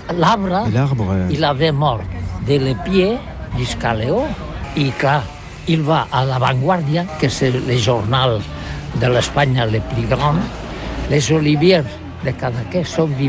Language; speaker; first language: French; non-native, learner; Catalan